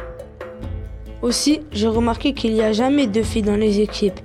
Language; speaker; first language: French; early bilingual, other home language; Arabic